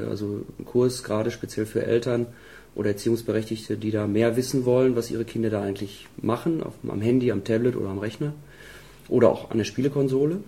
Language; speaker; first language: German; native; German